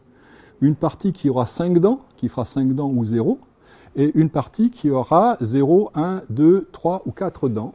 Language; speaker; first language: French; native; French